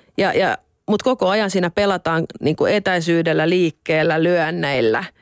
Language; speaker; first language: Finnish; non-native, local second language; Swedish